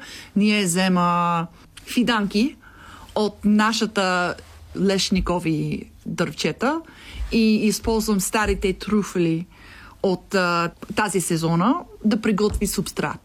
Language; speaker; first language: Bulgarian; non-native, learner; English